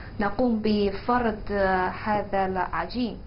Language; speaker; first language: Arabic; non-native, fluent; Chinese